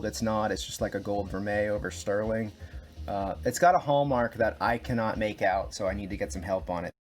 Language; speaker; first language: English; native; English